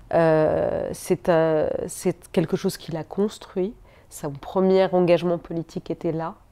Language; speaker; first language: French; native; French